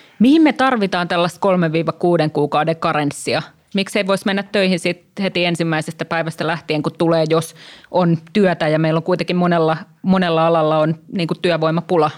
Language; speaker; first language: Finnish; native; Finnish